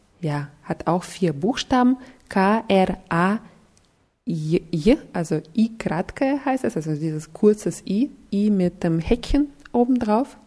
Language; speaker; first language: German; non-native, fluent; Russian